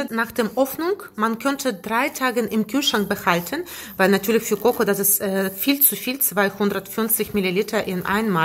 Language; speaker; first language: German; non-native, learner; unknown